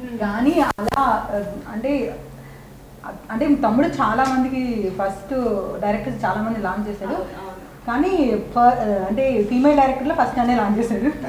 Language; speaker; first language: Telugu; native; Telugu